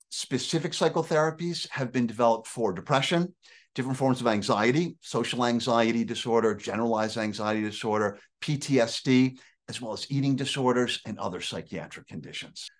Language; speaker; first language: English; native; English